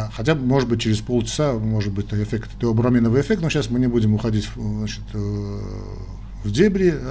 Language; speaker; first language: Russian; non-native, local second language; Armenian